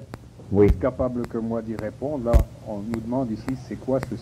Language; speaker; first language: French; native; French